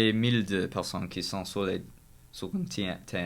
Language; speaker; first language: French; non-native, learner; English